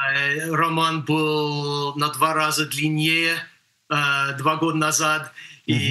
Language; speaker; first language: Russian; non-native, fluent; English